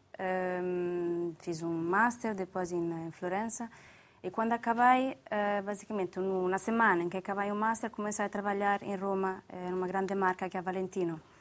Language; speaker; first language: Portuguese; non-native, fluent; Italian